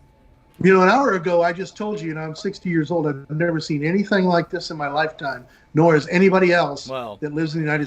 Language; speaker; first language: English; native; English